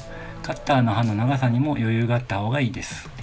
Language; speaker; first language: Japanese; native; Japanese